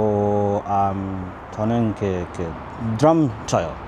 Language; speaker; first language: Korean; non-native, learner; English